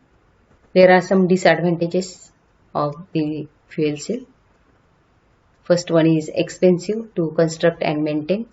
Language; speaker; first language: English; non-native, local second language; Marathi